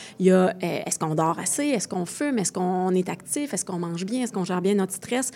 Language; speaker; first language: French; native; French